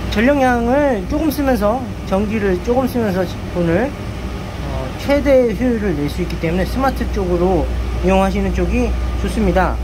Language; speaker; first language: Korean; native; Korean